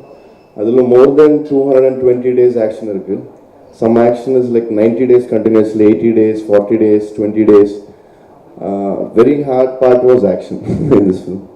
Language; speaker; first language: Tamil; non-native, learner; Telugu